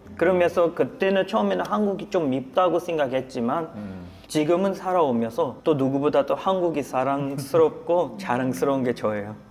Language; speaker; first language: Korean; non-native, fluent; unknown